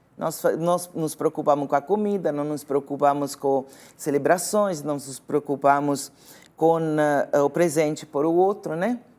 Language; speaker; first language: Portuguese; non-native, fluent; Italian